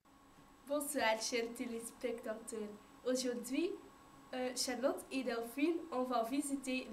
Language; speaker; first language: French; non-native, learner; Dutch